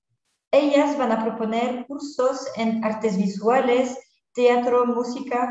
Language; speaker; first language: Spanish; non-native, fluent; French